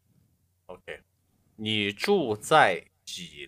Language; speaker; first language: Chinese; non-native, learner; English